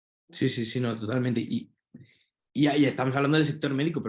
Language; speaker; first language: Spanish; native; Spanish